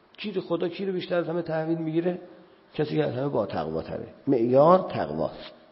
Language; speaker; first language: Persian; native; Persian